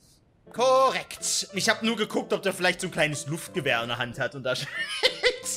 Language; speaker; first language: German; native; German